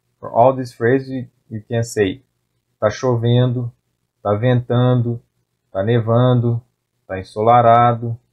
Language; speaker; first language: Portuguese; native; Portuguese